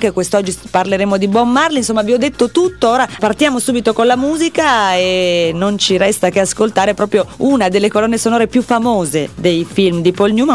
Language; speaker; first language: Italian; native; Italian